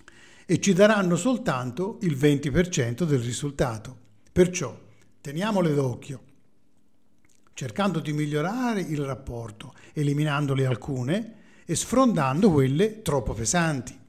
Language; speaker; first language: Italian; native; Italian